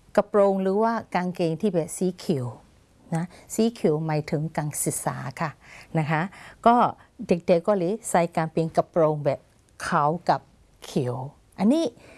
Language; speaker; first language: Thai; non-native, fluent; Burmese